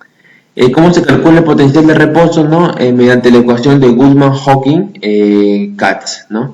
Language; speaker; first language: Spanish; native; Spanish